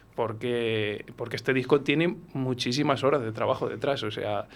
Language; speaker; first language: Spanish; native; Spanish